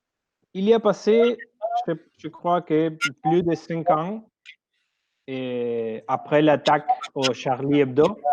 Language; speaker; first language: French; non-native, learner; Spanish